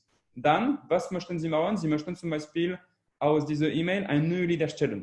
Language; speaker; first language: German; non-native, learner; French